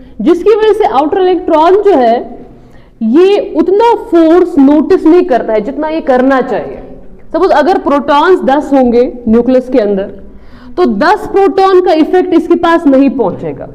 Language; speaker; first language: Hindi; non-native, local second language; Kashmiri